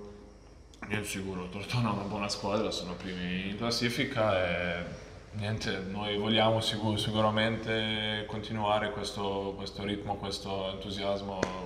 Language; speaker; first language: Italian; non-native, fluent; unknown